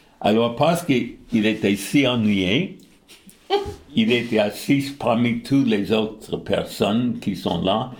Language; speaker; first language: French; non-native, fluent; English